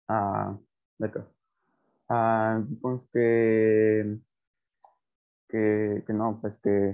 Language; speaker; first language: French; non-native, learner; Spanish